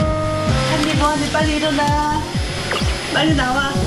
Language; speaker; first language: Korean; native; Korean